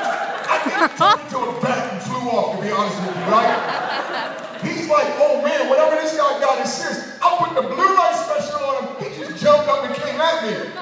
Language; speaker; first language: English; native; English